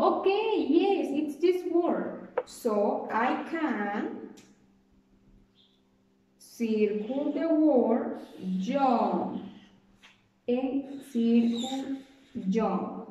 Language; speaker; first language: English; non-native, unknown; Spanish